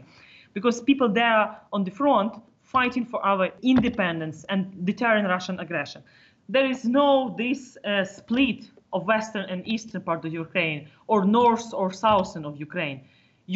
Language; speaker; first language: English; non-native, fluent; Ukrainian